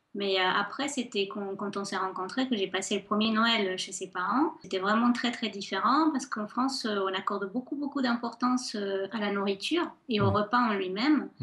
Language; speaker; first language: French; non-native, fluent; Spanish